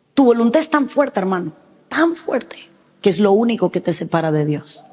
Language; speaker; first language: Spanish; native; Spanish